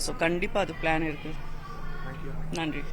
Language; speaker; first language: Tamil; non-native, fluent; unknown